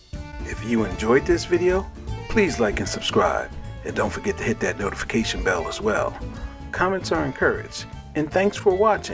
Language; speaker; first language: English; native; English